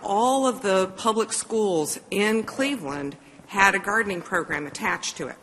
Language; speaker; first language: English; native; English